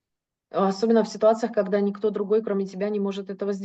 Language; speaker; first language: Russian; native; Russian